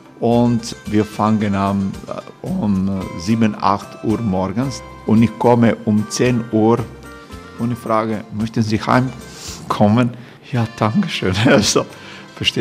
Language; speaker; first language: German; non-native, fluent; Croatian